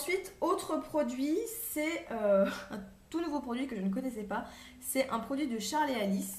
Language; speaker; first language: French; native; French